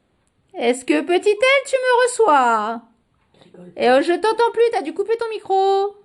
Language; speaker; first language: French; native; French